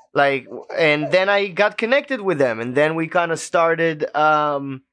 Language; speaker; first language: English; non-native, fluent; Hebrew